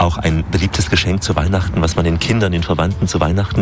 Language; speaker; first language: German; native; German